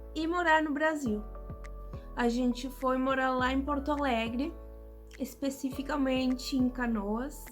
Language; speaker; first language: Portuguese; early bilingual, other home language; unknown